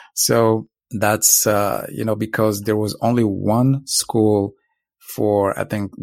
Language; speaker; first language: English; non-native, fluent; Arabic